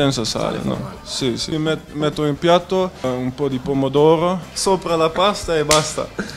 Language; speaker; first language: Italian; non-native, learner; Dutch